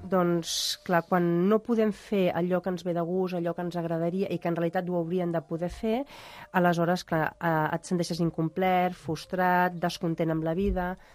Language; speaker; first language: Catalan; native; Catalan